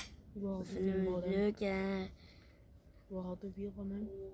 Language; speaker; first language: Dutch; early bilingual, other home language; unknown